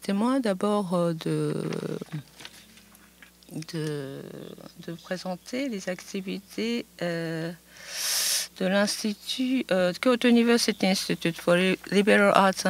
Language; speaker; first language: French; non-native, fluent; Japanese